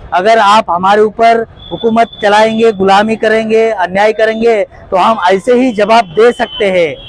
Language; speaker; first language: Hindi; non-native, local second language; Marathi